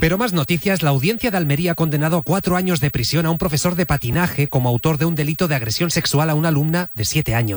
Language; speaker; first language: Spanish; native; Spanish